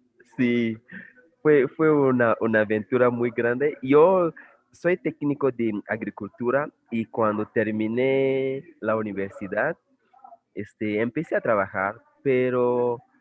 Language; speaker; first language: Spanish; non-native, fluent; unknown